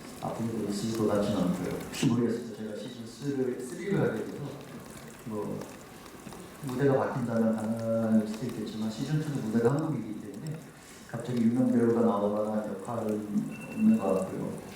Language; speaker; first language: Korean; native; Korean